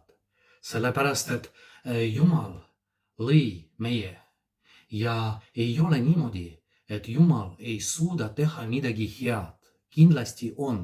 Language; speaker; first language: Estonian; non-native, fluent; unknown